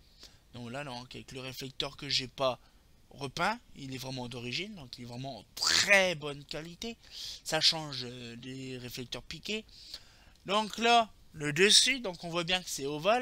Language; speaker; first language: French; native; French